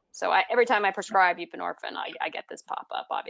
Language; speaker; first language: English; native; English